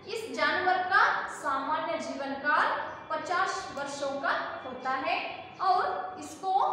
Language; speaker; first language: Hindi; non-native, local second language; Kannada